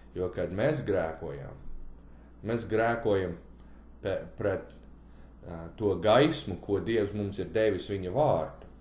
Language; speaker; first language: Latvian; early bilingual, heritage; Latvian